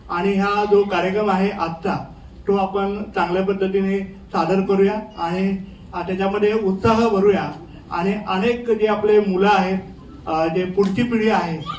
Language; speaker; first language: Marathi; native; Marathi